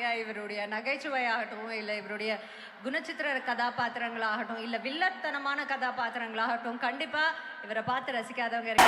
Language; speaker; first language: Tamil; native; Tamil